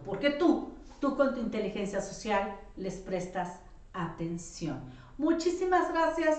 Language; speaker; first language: Spanish; native; Spanish